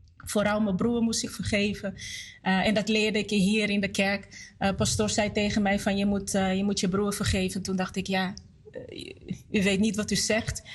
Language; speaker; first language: Dutch; non-native, fluent; Portuguese